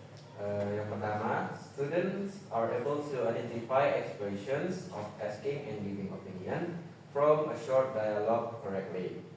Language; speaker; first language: English; non-native, fluent; Indonesian